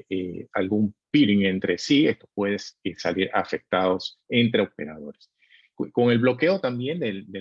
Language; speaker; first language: Spanish; native; Spanish